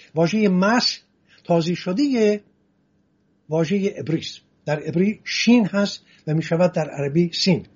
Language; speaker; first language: Persian; non-native, local second language; Assyrian Neo-Aramaic